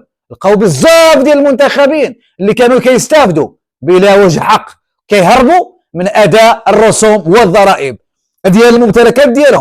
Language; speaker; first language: Arabic; native; Arabic